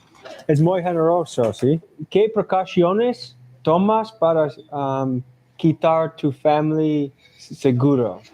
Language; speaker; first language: Spanish; non-native, learner; English